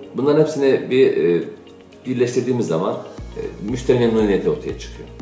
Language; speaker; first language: Turkish; native; Turkish